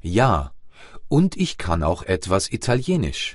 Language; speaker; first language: German; native; German